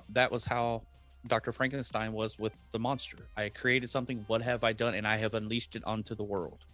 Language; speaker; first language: English; native; English